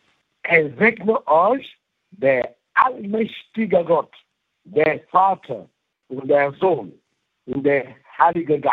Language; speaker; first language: German; non-native, fluent; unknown